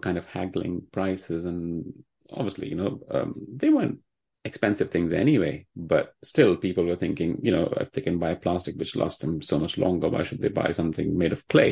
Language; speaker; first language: English; non-native, local second language; Hindi